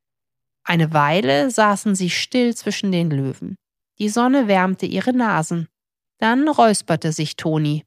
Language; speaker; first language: German; native; German